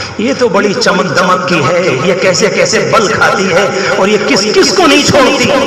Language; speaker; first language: Urdu; native; Urdu